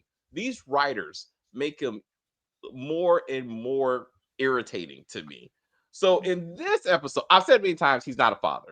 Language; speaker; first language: English; native; English